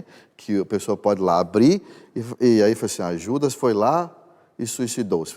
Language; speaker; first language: Portuguese; native; Portuguese